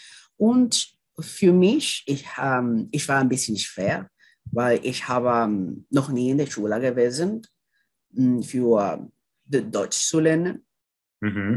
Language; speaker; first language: German; non-native, learner; Spanish